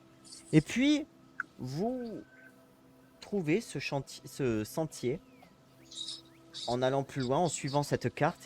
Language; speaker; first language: French; native; French